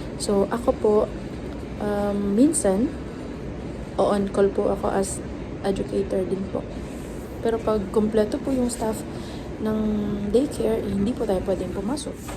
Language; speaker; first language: Filipino; native; Filipino